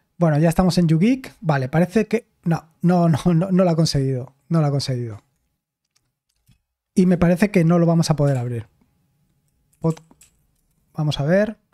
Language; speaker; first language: Spanish; native; Spanish